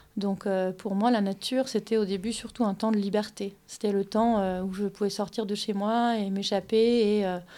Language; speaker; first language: French; early bilingual, other home language; German